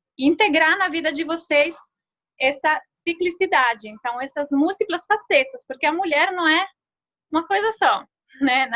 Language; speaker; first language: Portuguese; non-native, fluent; Italian